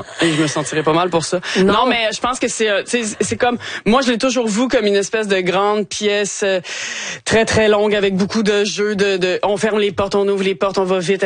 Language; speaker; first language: French; native; French